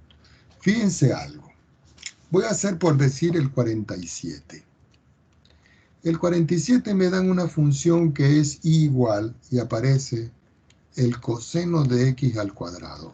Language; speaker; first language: Spanish; native; Spanish